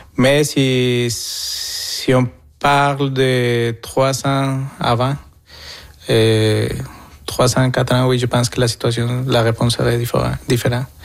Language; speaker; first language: French; non-native, fluent; Spanish